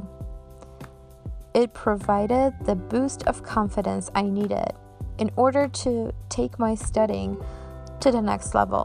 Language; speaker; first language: English; non-native, fluent; Polish